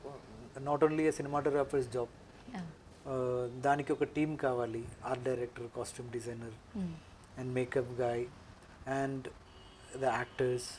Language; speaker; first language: Telugu; non-native, local second language; Malayalam